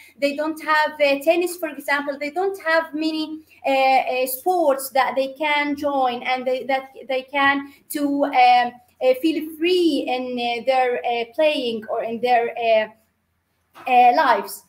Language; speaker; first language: English; non-native, fluent; Arabic